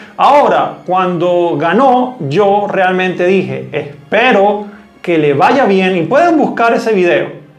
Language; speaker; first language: Spanish; native; Spanish